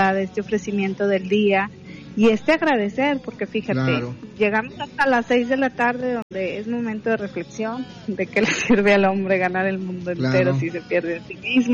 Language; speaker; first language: Spanish; native; Spanish